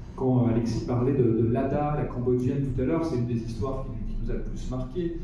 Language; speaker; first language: French; native; French